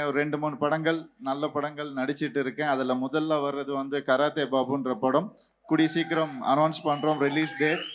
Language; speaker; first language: Tamil; native; Tamil